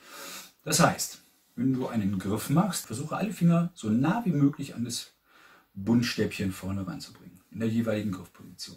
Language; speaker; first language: German; native; German